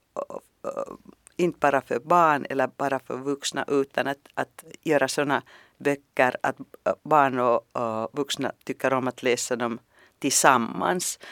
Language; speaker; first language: Swedish; non-native, fluent; Finnish